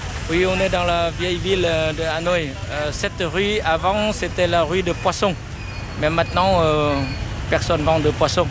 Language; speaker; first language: French; non-native, fluent; Vietnamese